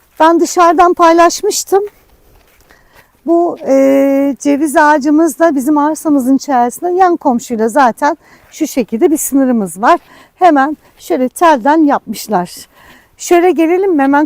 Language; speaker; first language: Turkish; native; Turkish